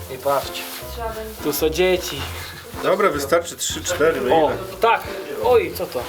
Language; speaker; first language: Polish; native; Polish